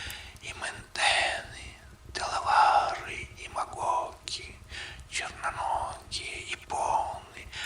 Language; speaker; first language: Russian; native; Russian